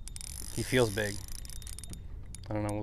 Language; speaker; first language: English; native; English